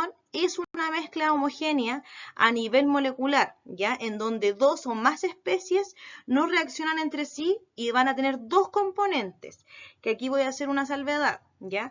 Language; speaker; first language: Spanish; native; Spanish